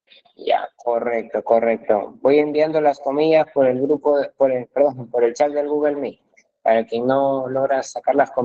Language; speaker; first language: Spanish; native; Spanish